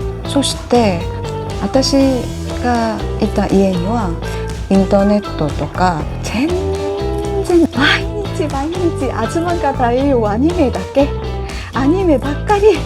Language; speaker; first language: Japanese; non-native, learner; Korean